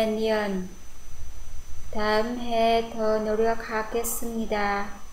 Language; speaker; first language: Korean; non-native, fluent; Vietnamese